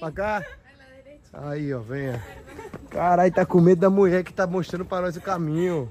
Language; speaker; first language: Portuguese; native; Portuguese